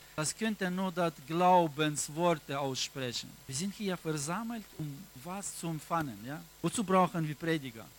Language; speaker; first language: German; non-native, learner; Russian